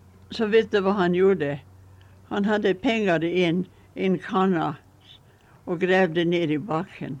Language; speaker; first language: Swedish; early bilingual, heritage; Swedish